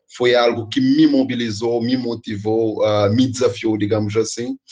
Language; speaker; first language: Portuguese; non-native, local second language; Kabuverdianu